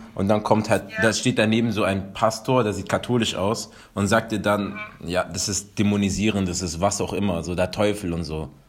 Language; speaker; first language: German; native; German